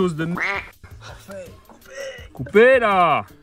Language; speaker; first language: French; native; French